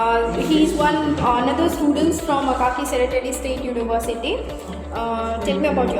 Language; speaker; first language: English; non-native, learner; Hindi